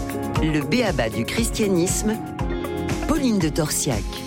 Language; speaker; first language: French; native; French